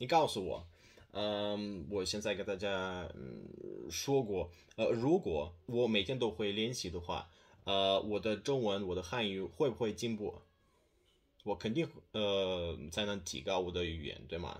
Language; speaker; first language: Chinese; non-native, fluent; Russian